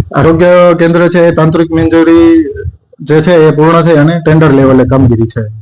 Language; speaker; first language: Gujarati; native; Gujarati